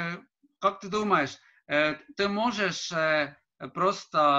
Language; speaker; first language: Russian; non-native, learner; Estonian